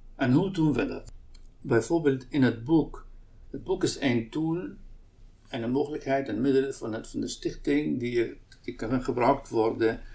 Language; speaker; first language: Dutch; non-native, local second language; Arabic